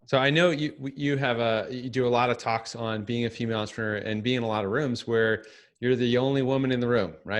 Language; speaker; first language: English; native; English